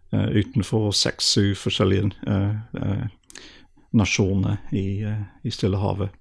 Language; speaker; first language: Norwegian; non-native, fluent; English